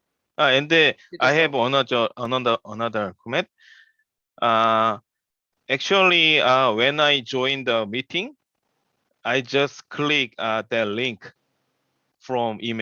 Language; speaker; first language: English; non-native, learner; Korean